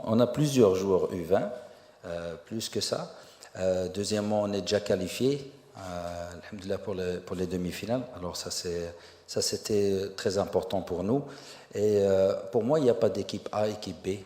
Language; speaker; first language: French; non-native, fluent; Arabic